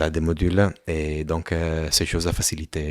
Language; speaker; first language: French; non-native, fluent; Italian